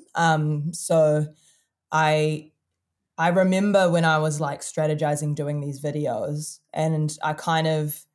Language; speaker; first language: English; native; English